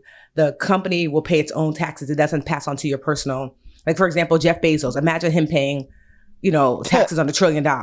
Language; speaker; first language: English; native; English